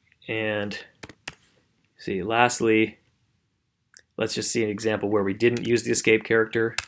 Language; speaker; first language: English; native; English